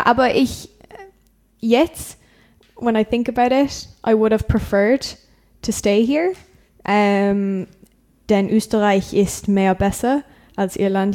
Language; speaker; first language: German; non-native, learner; English